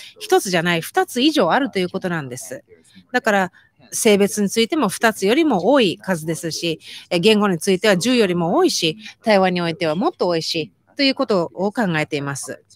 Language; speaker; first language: Japanese; native; Japanese